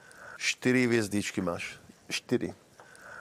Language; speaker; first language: Czech; non-native, learner; Italian